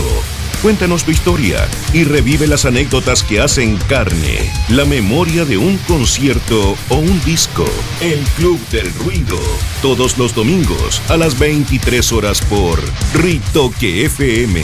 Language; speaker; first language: Spanish; native; Spanish